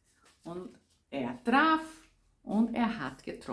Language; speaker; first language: German; non-native, fluent; Portuguese